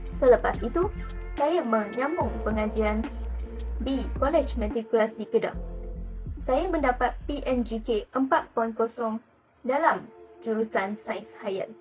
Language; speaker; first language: Malay; non-native, local second language; Chinese